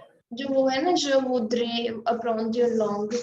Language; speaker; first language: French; non-native, fluent; Hindi